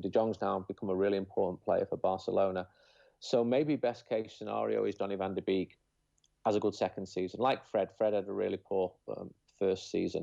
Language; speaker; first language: English; native; English